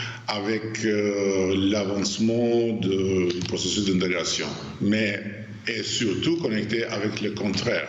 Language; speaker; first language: French; non-native, fluent; Albanian